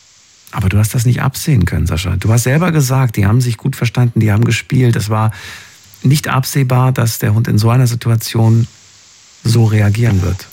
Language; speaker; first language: German; native; German